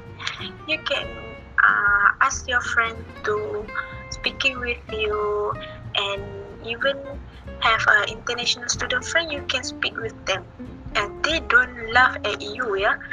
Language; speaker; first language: English; non-native, learner; Malay